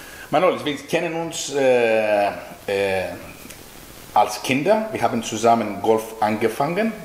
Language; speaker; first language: German; non-native, fluent; Greek